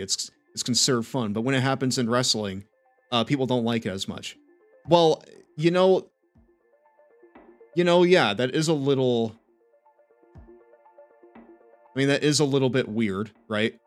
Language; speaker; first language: English; native; English